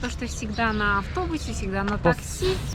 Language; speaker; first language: Russian; native; Russian